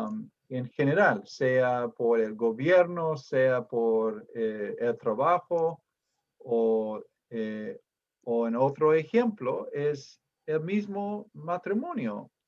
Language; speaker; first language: Spanish; non-native, fluent; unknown